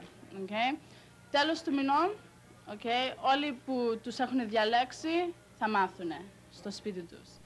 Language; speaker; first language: Greek; early bilingual, heritage; Greek